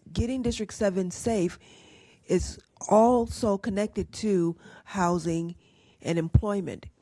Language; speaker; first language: English; native; English